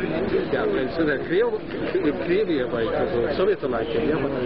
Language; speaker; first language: Latvian; non-native, learner; Russian